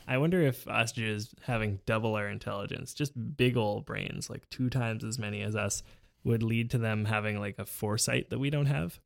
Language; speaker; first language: English; native; English